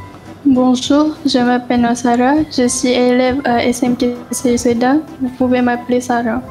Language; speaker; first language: French; non-native, learner; Malay